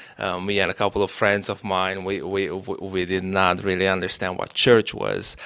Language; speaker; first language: English; non-native, fluent; Romanian